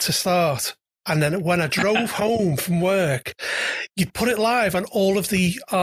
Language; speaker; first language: English; native; English